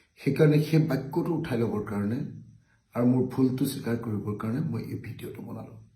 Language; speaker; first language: Assamese; native; Assamese